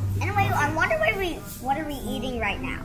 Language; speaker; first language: English; non-native, learner; Thai